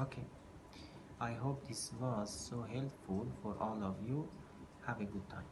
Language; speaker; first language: English; non-native, fluent; Persian